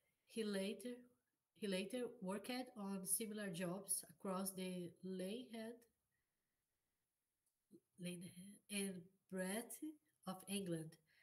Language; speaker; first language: English; non-native, learner; Portuguese